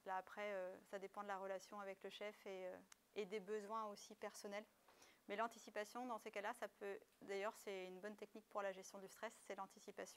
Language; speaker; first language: French; native; French